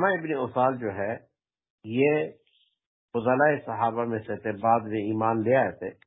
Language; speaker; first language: Urdu; non-native, local second language; Pashto